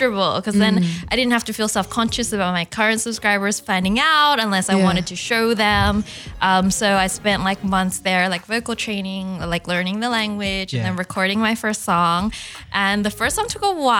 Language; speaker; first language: English; non-native, local second language; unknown